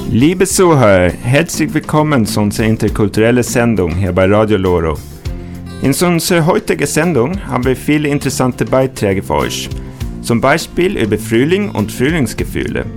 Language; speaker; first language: German; non-native, fluent; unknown